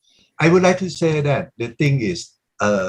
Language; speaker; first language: English; non-native, learner; Thai